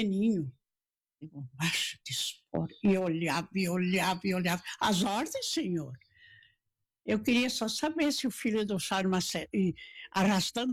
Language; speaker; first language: Portuguese; native; Portuguese